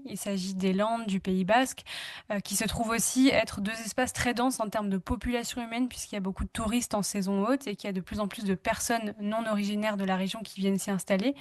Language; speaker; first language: French; native; French